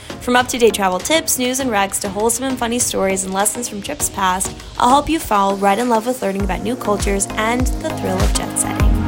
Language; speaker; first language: English; native; English